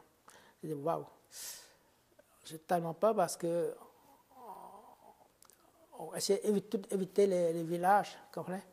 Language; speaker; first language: French; non-native, fluent; Khmer